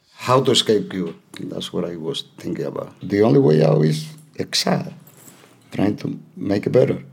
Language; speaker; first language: English; non-native, fluent; Spanish